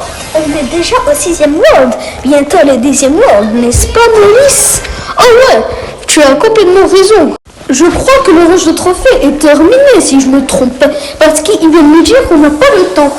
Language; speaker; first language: French; native; French